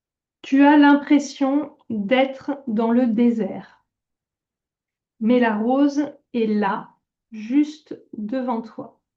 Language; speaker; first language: French; native; French